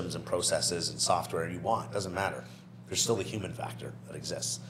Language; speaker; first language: English; native; English